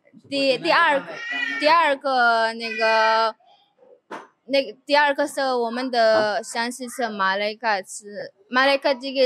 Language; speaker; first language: Chinese; non-native, fluent; Indonesian